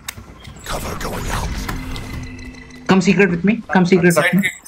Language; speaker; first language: English; non-native, local second language; Kannada